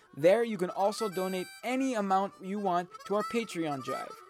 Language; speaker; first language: English; native; English